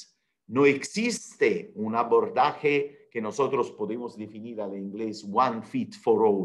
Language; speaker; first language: Spanish; non-native, fluent; Italian